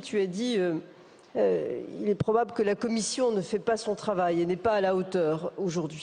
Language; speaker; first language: French; native; French